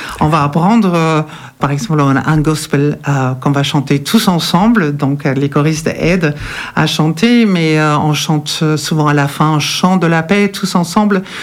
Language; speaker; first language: French; non-native, fluent; German